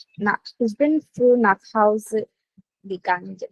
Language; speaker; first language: German; non-native, learner; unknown